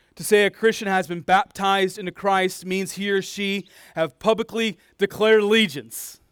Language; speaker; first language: English; native; English